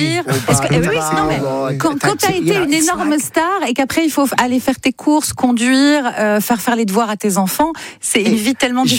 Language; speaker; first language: French; native; French